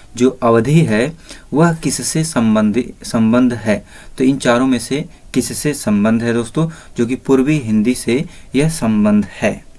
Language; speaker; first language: Hindi; native; Hindi